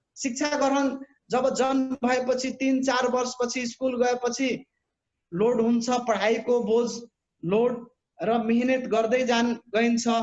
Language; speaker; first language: Nepali; non-native, local second language; Bhojpuri